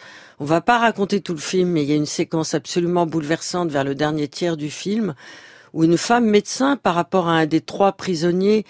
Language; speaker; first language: French; native; French